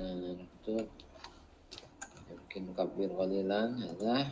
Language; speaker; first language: Arabic; non-native, fluent; Indonesian